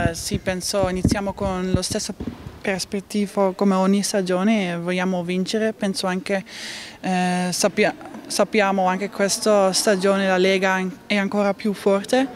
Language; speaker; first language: Italian; non-native, learner; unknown